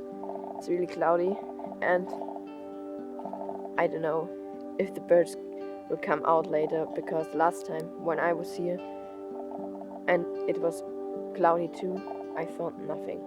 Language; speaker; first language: English; non-native, learner; German